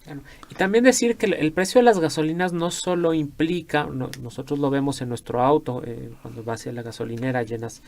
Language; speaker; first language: Spanish; native; Spanish